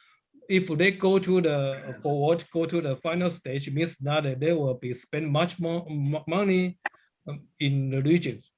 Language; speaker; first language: English; non-native, learner; Chinese